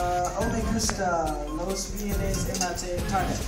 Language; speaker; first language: Spanish; non-native, learner; English